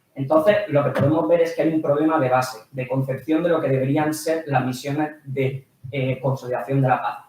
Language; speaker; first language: Spanish; native; Spanish